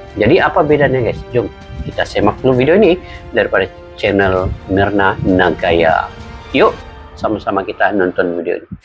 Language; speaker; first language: Malay; native; Malay